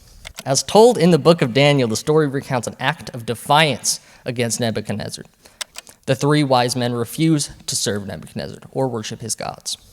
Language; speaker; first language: English; native; English